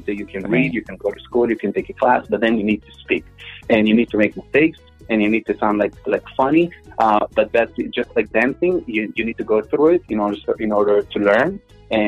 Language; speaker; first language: English; non-native, fluent; Hebrew